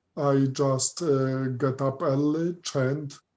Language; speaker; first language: English; non-native, fluent; Polish